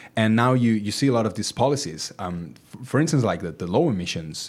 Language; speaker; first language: English; non-native, fluent; Catalan